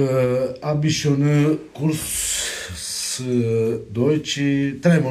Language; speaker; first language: German; non-native, learner; Romanian